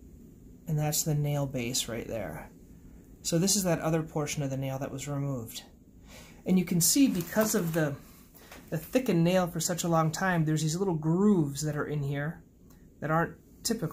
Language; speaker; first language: English; native; English